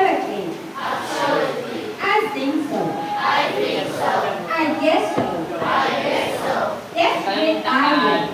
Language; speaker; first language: English; non-native, learner; Indonesian